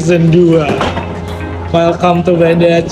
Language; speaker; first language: English; non-native, learner; Indonesian